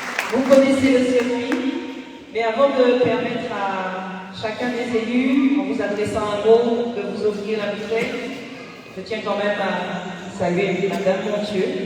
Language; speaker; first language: French; native; French